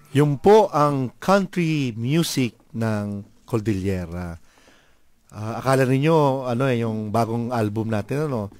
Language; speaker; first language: Filipino; native; Filipino